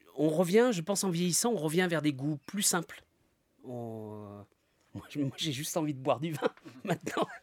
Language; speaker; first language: French; native; French